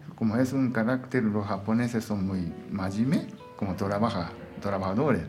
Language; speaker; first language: Spanish; non-native, fluent; Japanese